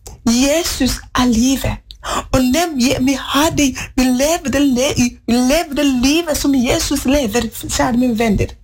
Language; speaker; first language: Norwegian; non-native, fluent; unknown